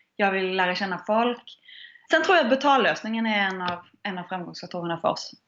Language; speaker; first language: Swedish; native; Swedish